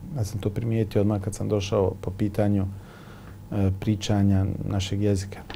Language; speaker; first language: Bosnian; native; Bosnian